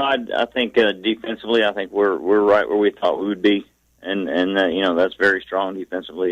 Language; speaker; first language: English; native; English